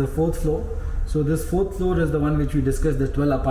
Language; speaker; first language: English; non-native, local second language; Hindi